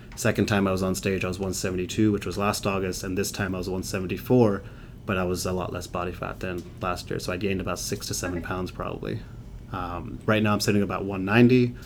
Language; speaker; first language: English; native; English